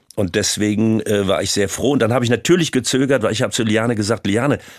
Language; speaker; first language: German; native; German